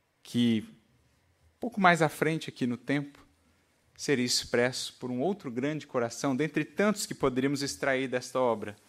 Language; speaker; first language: Portuguese; native; Portuguese